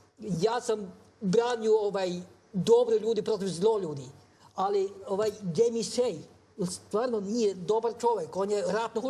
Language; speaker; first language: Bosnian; non-native, fluent; Norwegian